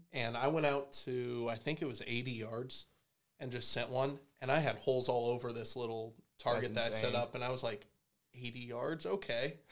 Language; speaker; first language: English; native; English